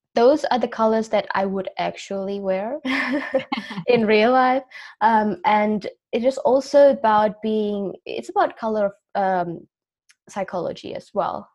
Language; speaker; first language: English; non-native, fluent; Indonesian